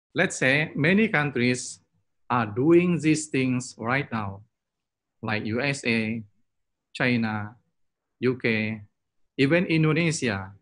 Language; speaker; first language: English; non-native, fluent; Indonesian